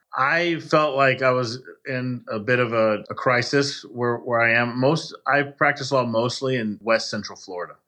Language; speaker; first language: English; native; English